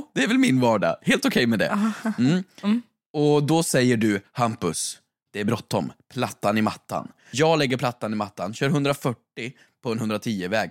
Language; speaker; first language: Swedish; native; Swedish